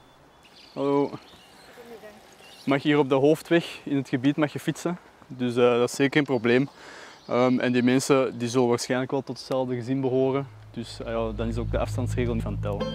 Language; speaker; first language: Dutch; native; Dutch